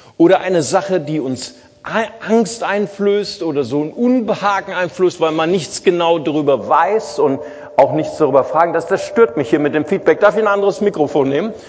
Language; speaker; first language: German; early bilingual, other home language; Portuguese